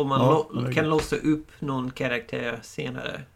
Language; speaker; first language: Swedish; non-native, learner; English